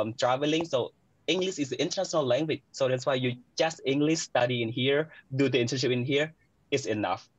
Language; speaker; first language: English; non-native, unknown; Khmer